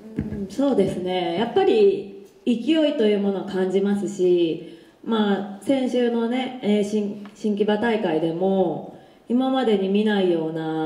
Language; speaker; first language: Japanese; native; Japanese